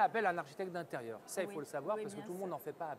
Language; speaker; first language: French; non-native, local second language; Arabic